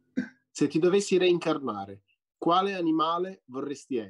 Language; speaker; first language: Italian; native; Italian